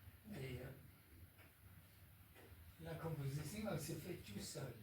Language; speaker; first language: French; non-native, fluent; English